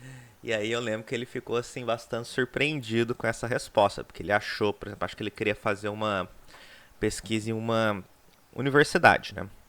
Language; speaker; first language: Portuguese; native; Portuguese